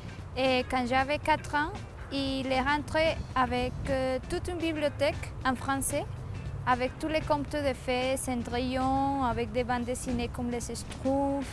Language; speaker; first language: French; non-native, fluent; Spanish